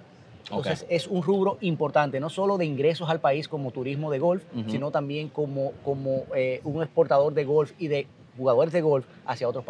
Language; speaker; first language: Spanish; native; Spanish